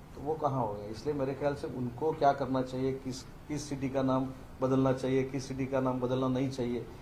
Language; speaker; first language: Hindi; non-native, local second language; Marathi